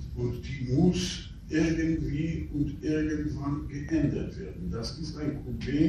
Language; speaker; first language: German; non-native, fluent; Polish